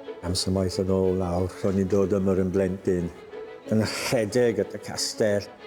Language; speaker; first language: Welsh; native; Welsh